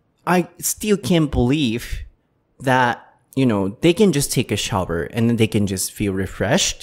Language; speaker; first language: English; non-native, fluent; Japanese